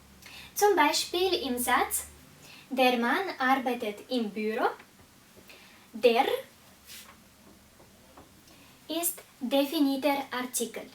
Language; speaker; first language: German; non-native, fluent; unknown